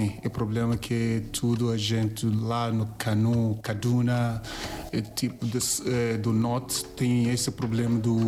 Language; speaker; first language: Portuguese; non-native, learner; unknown